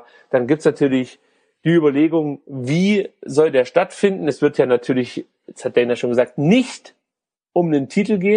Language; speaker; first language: German; native; German